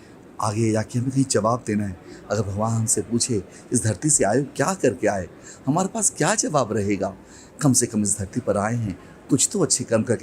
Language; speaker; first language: Hindi; native; Hindi